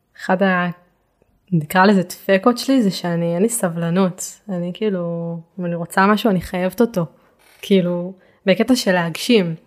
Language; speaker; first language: Hebrew; native; Hebrew